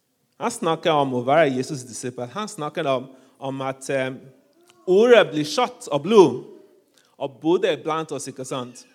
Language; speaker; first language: Norwegian; non-native, fluent; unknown